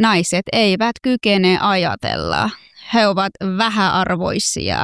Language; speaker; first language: Finnish; non-native, fluent; Persian